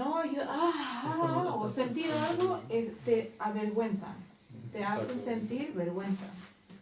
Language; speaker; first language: Spanish; non-native, fluent; Swedish